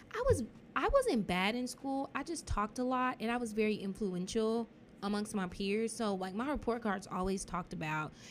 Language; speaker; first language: English; native; English